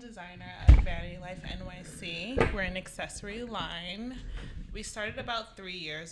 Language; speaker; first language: English; native; English